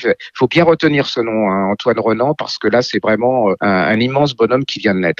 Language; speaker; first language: French; native; French